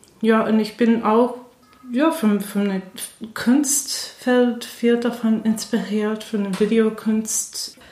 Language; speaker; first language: German; non-native, fluent; English